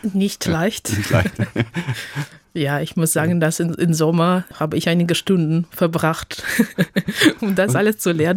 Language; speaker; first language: German; non-native, fluent; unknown